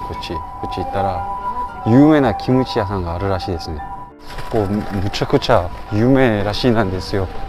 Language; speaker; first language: Japanese; non-native, fluent; Korean